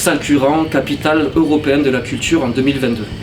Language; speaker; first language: French; native; French